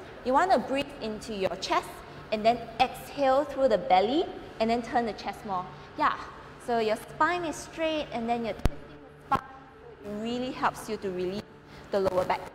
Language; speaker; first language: English; non-native, local second language; Chinese